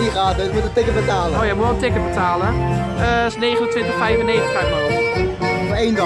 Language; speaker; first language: Dutch; native; Dutch